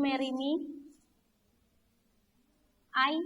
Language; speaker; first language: English; non-native, learner; Indonesian